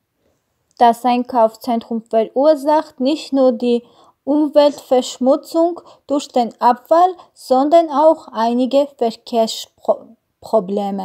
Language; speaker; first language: German; non-native, learner; Armenian